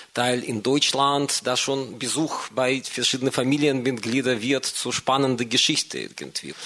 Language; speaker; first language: German; non-native, fluent; Russian